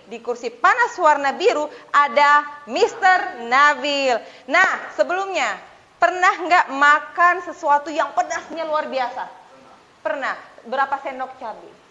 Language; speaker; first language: Indonesian; native; Indonesian